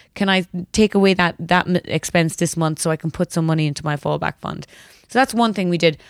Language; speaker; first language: English; native; English